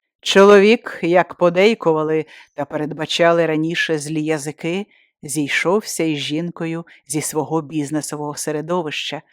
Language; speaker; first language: Ukrainian; native; Ukrainian